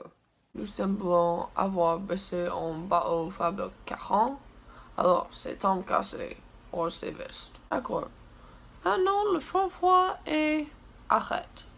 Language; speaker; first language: French; non-native, learner; English